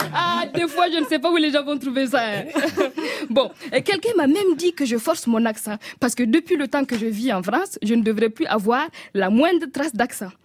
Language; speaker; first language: French; non-native, local second language; Mossi